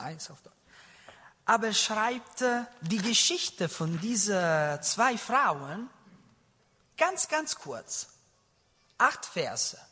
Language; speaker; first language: German; non-native, learner; Italian